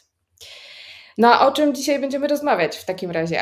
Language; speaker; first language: Polish; native; Polish